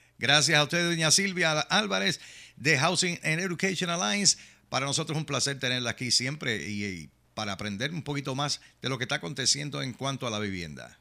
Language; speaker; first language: Spanish; native; Spanish